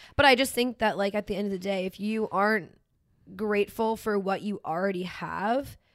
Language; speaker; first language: English; native; English